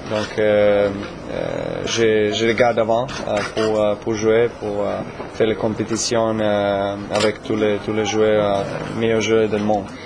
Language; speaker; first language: French; non-native, learner; Serbian